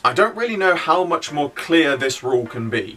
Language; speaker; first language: English; native; English